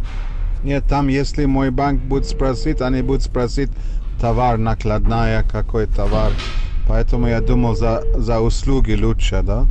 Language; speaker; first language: Russian; non-native, learner; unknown